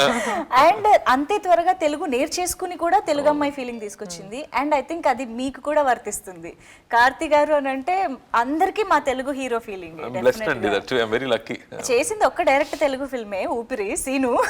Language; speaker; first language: Telugu; native; Telugu